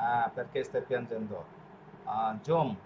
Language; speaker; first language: Italian; non-native, fluent; Bangla